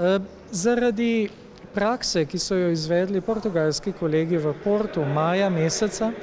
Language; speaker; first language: Slovenian; native; Slovenian